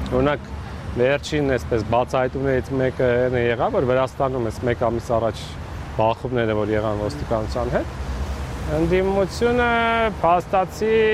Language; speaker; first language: Armenian; native; Armenian